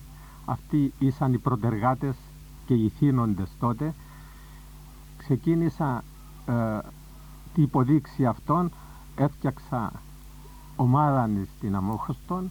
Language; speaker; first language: Greek; native; Greek